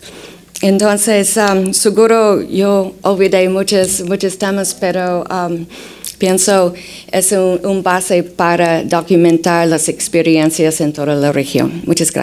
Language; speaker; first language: Spanish; non-native, fluent; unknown